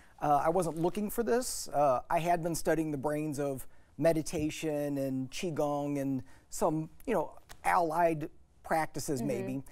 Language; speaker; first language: English; native; English